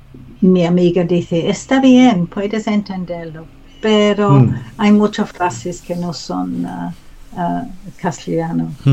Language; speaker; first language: Spanish; non-native, learner; English